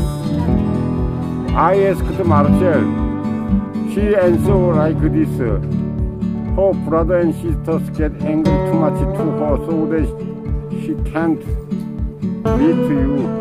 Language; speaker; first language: English; non-native, learner; Korean